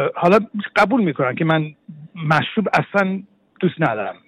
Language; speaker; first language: Persian; early bilingual, heritage; Persian